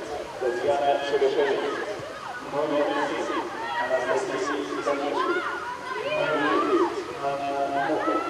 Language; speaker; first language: Russian; native; Russian